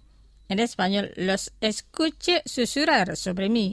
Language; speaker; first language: Spanish; non-native, fluent; Indonesian